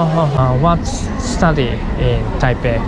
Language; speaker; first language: English; non-native, learner; Japanese